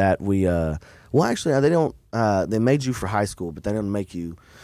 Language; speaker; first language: English; native; English